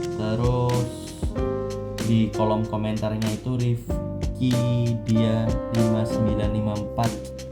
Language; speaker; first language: Indonesian; native; Indonesian